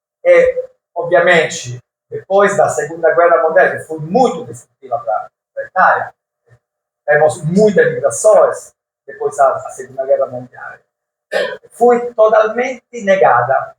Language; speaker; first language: Portuguese; non-native, learner; Italian